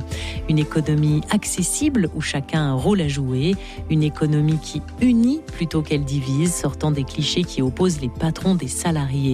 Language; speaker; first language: French; native; French